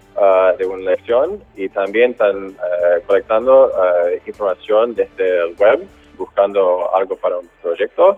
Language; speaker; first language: Spanish; non-native, fluent; English